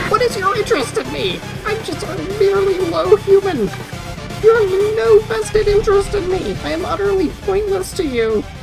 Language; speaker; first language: English; native; English